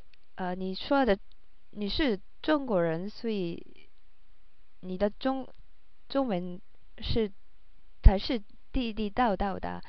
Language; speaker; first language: Chinese; non-native, learner; Japanese